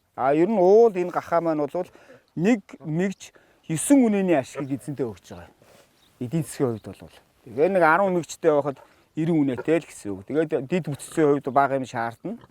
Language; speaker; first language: Mongolian; native; Mongolian